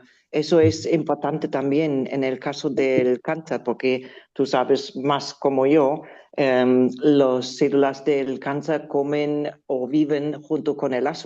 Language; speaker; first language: Spanish; non-native, learner; German